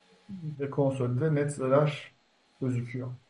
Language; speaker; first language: Turkish; native; Turkish